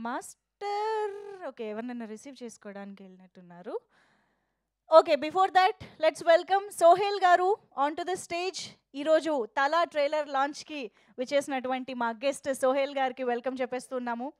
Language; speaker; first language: Telugu; native; Telugu